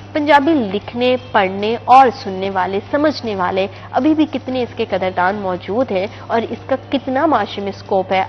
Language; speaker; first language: Urdu; non-native, local second language; Punjabi